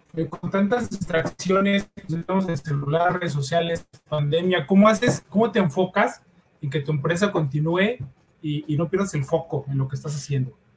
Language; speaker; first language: Spanish; native; Spanish